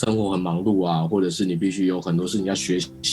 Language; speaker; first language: Chinese; native; Chinese